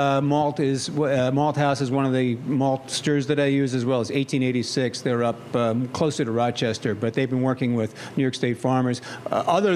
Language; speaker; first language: English; native; English